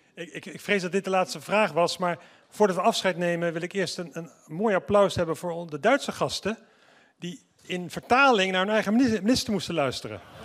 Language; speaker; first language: Dutch; native; Dutch